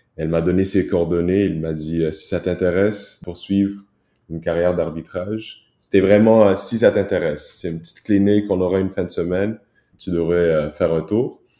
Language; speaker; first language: French; early bilingual, other home language; Kinyarwanda